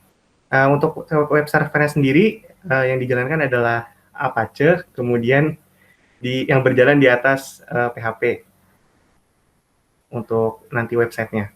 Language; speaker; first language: Indonesian; native; Indonesian